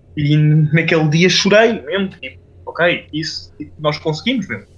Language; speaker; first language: Portuguese; non-native, fluent; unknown